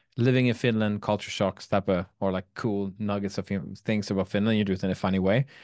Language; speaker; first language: English; non-native, fluent; Swedish